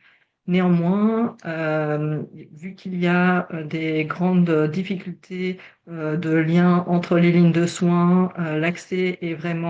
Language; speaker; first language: French; native; French